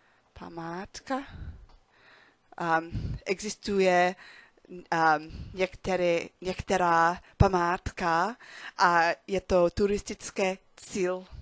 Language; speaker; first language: Czech; non-native, learner; English